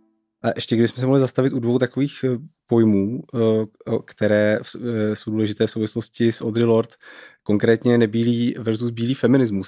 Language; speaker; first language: Czech; native; Czech